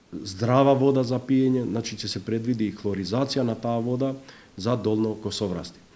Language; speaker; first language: Macedonian; non-native, local second language; Albanian